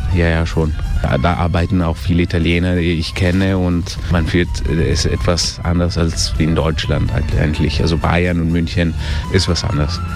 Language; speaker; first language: German; early bilingual, heritage; German